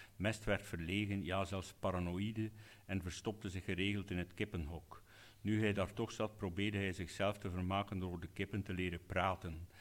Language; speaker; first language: Dutch; native; Dutch